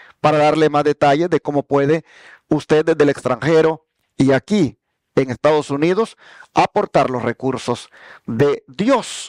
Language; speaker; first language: Spanish; native; Spanish